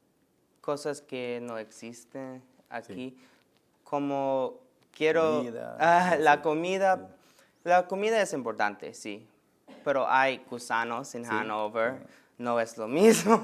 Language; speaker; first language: Spanish; early bilingual, heritage; Spanish